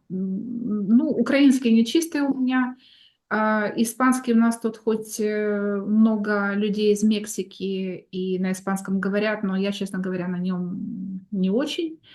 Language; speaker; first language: Russian; non-native, local second language; Ukrainian